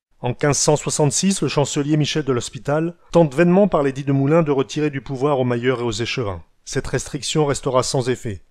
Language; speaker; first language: French; native; French